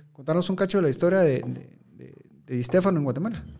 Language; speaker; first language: Spanish; native; Spanish